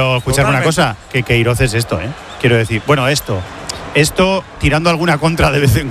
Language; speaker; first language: Spanish; native; Spanish